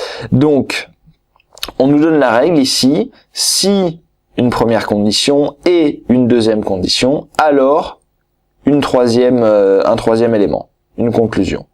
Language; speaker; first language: French; native; French